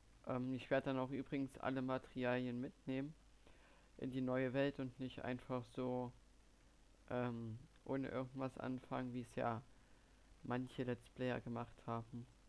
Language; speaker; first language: German; native; German